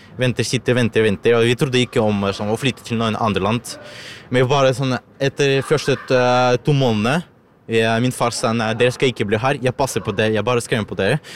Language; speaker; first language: Norwegian; non-native, learner; Ukrainian